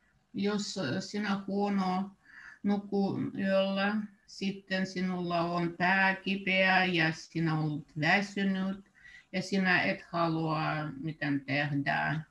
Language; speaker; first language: Finnish; non-native, learner; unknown